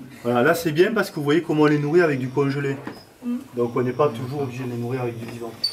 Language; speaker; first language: French; native; French